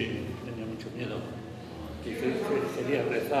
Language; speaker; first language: Spanish; native; Spanish